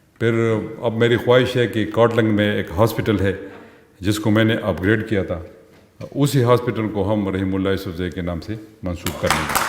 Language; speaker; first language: Urdu; non-native, local second language; Pashto